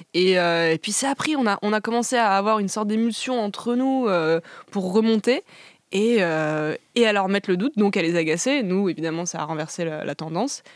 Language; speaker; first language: French; native; French